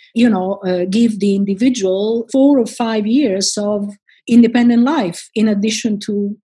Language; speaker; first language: English; non-native, fluent; Italian